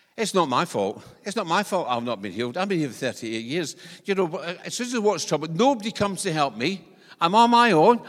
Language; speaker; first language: English; native; English